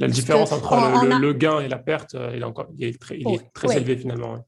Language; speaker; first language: French; native; French